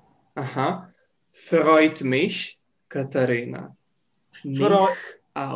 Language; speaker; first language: German; non-native, fluent; Serbian